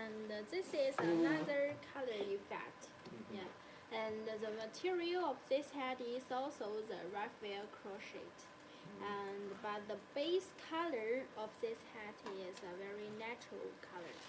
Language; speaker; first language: English; non-native, learner; Chinese